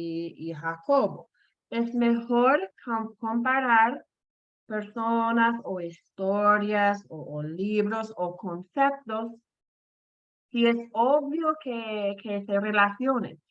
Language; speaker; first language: Spanish; non-native, fluent; English